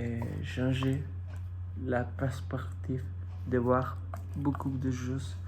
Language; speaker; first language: French; non-native, fluent; Spanish